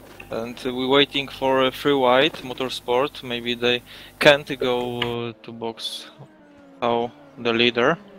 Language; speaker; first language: English; non-native, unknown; Polish